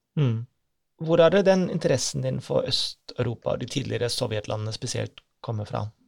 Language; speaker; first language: Norwegian; non-native, fluent; German